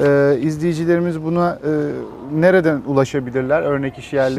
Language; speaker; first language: Turkish; native; Turkish